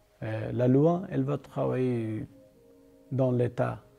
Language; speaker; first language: French; non-native, learner; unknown